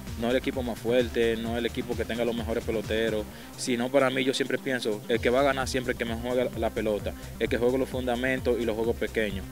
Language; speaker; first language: Spanish; native; Spanish